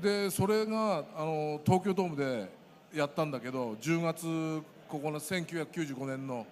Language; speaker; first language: Japanese; native; Japanese